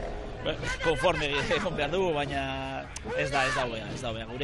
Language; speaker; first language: Basque; non-native, local second language; Spanish